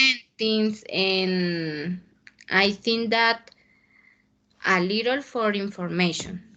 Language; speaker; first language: English; non-native, learner; Spanish